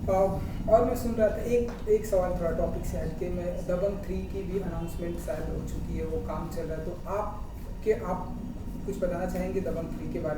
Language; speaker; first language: Hindi; native; Hindi